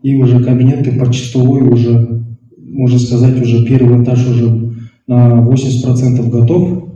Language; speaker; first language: Russian; non-native, local second language; Kazakh